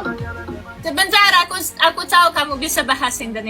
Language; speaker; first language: Indonesian; non-native, fluent; Russian